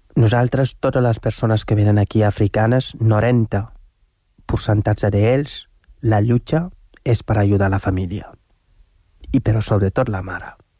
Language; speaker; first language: Catalan; non-native, fluent; Wolof